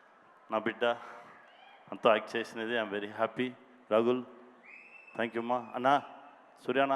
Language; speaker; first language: Telugu; non-native, learner; Tamil